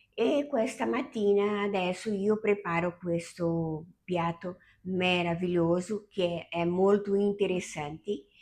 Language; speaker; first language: Italian; non-native, fluent; Portuguese